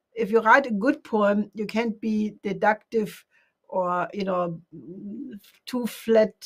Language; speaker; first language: English; non-native, fluent; German